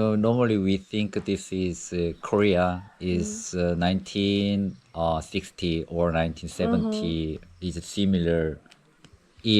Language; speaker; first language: English; non-native, learner; Korean